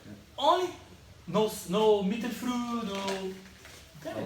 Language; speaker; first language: English; non-native, learner; Portuguese